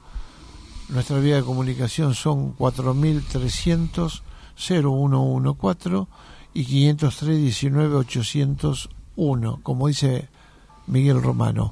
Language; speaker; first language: Spanish; native; Spanish